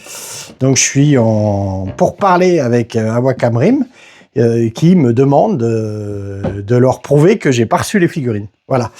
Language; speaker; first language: French; native; French